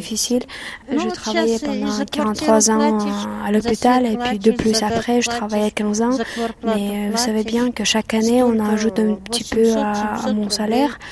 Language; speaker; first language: French; non-native, fluent; Russian